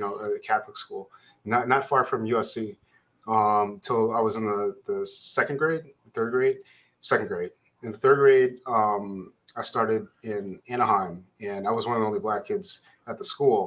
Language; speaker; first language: English; native; English